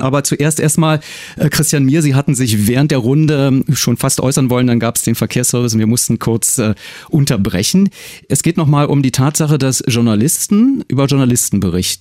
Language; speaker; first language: German; native; German